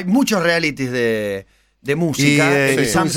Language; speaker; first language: Spanish; native; Spanish